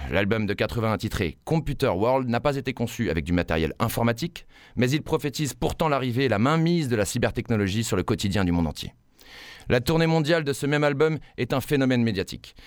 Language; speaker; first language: French; native; French